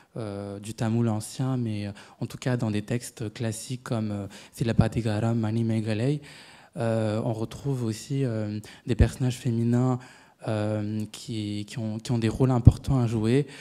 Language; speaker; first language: French; non-native, fluent; Tamil